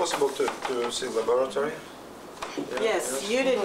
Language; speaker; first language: English; non-native, learner; Russian